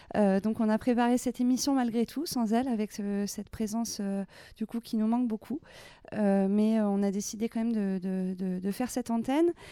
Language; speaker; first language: French; native; French